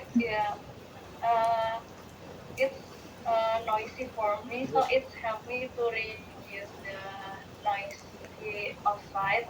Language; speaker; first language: English; non-native, learner; Indonesian